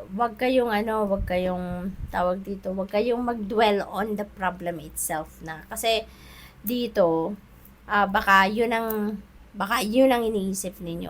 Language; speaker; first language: Filipino; native; Filipino